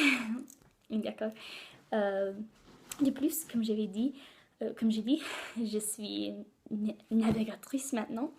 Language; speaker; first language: French; non-native, learner; English